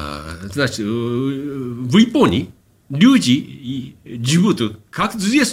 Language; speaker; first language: Russian; non-native, fluent; Japanese